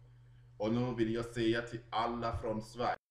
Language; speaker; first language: Swedish; non-native, fluent; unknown